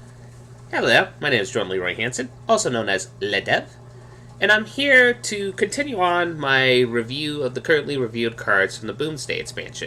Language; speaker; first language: English; native; English